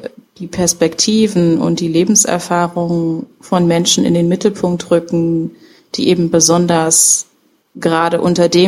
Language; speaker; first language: German; native; German